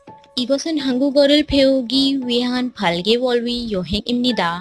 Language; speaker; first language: Korean; non-native, learner; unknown